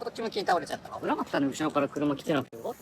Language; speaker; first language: Japanese; native; Japanese